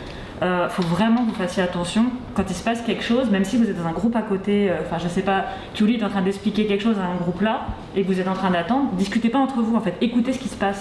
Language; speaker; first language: French; native; French